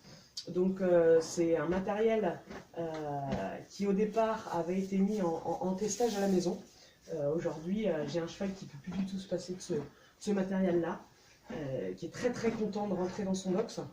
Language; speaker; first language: French; native; French